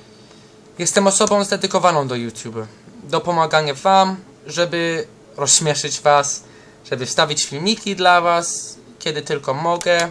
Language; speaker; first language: Polish; early bilingual, heritage; English